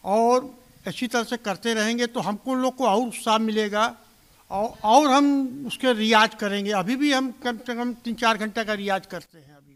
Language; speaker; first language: Hindi; native; Hindi